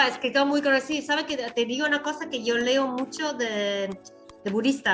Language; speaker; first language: Spanish; non-native, fluent; Vietnamese